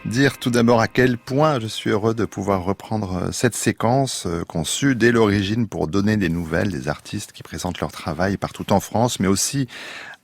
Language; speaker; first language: French; native; French